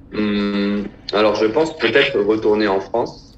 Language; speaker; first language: French; native; French